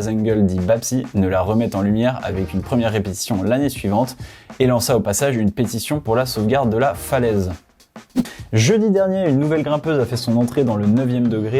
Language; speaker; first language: French; native; French